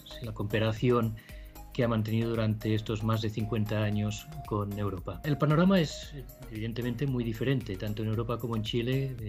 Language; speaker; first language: Spanish; native; Spanish